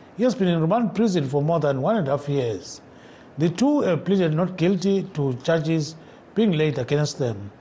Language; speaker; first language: English; non-native, local second language; North Ndebele